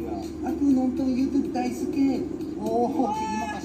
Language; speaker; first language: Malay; non-native, fluent; Japanese